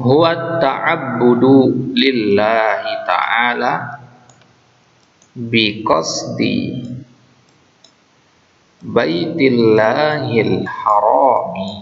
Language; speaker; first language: Arabic; non-native, fluent; Indonesian